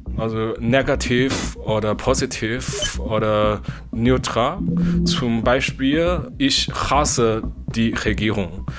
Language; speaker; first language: German; non-native, learner; Chinese